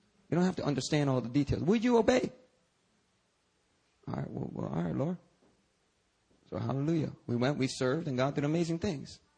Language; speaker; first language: English; early bilingual, other home language; Korean